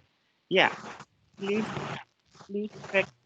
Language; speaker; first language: English; non-native, fluent; Indonesian